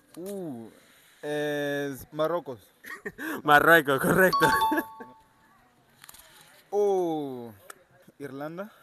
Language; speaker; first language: Spanish; non-native, learner; Portuguese